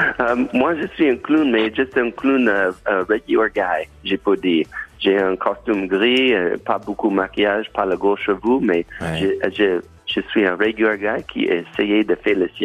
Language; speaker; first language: French; non-native, learner; English